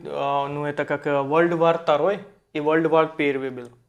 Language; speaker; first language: Russian; non-native, learner; Hindi